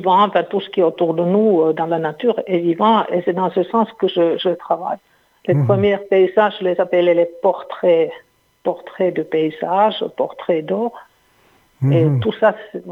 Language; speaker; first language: French; non-native, fluent; Finnish